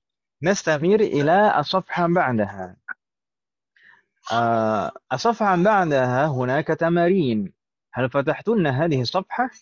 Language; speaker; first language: Arabic; non-native, fluent; Indonesian